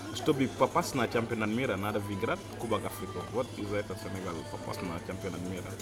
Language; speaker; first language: Russian; non-native, learner; Wolof